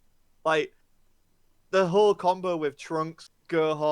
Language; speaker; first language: English; native; English